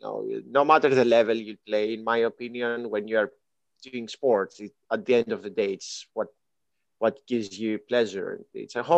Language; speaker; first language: English; non-native, fluent; Greek